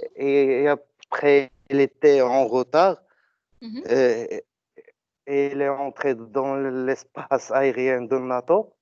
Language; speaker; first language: French; non-native, learner; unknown